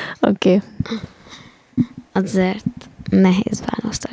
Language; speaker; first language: Hungarian; early bilingual, heritage; Hungarian